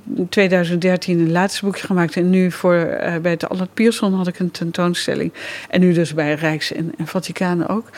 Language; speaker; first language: Dutch; native; Dutch